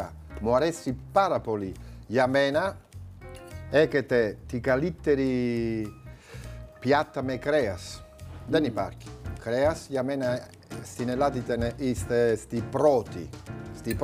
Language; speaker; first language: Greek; non-native, learner; Italian